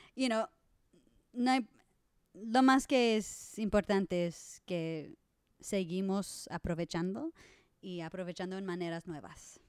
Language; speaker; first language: Spanish; non-native, learner; English